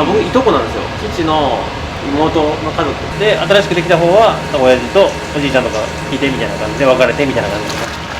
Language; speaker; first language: Japanese; native; Japanese